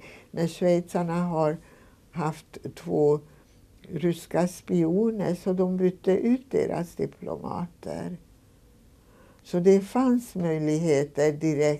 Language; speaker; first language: Swedish; non-native, fluent; Hungarian